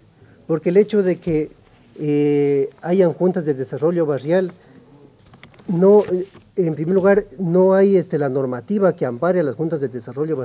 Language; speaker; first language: Spanish; native; Spanish